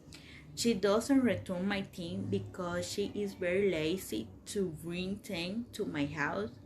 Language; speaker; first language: English; non-native, learner; Spanish